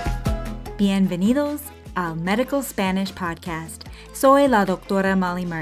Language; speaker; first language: Spanish; non-native, fluent; English